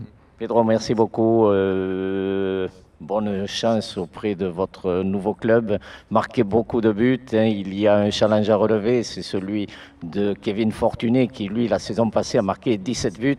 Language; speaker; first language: French; native; French